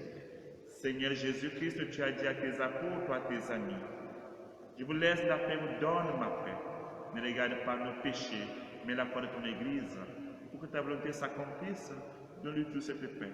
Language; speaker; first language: French; native; French